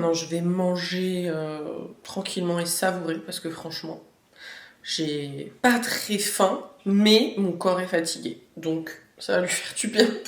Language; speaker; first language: French; native; French